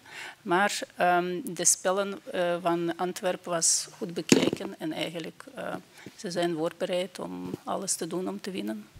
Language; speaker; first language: Dutch; non-native, fluent; Ukrainian